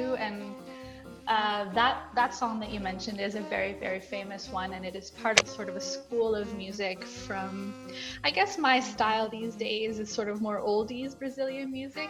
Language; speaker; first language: English; early bilingual, other home language; Portuguese